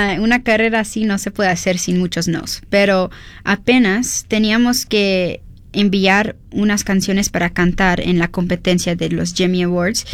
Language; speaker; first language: Spanish; early bilingual, heritage; Spanish